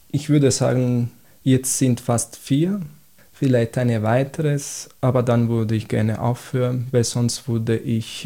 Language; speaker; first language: German; non-native, fluent; Italian